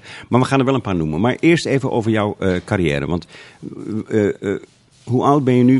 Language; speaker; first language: Dutch; native; Dutch